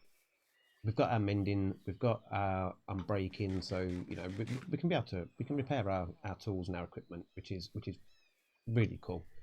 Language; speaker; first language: English; native; English